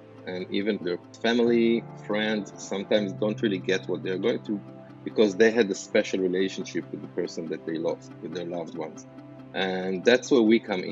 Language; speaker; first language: English; non-native, fluent; Hebrew